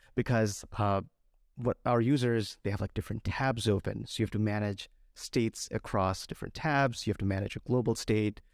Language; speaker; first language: English; non-native, local second language; Bangla